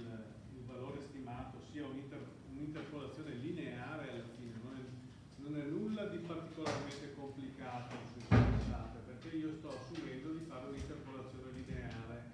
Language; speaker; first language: Italian; native; Italian